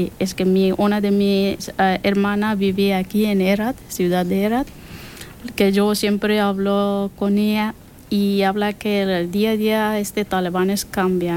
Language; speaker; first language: Spanish; non-native, learner; Persian